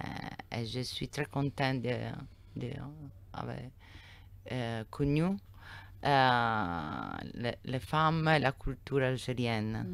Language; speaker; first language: French; non-native, learner; Italian